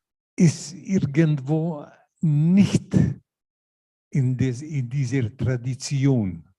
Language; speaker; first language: German; non-native, learner; Lithuanian